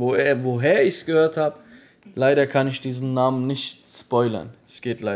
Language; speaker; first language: German; native; German